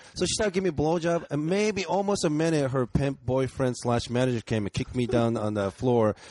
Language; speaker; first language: English; early bilingual, other home language; Japanese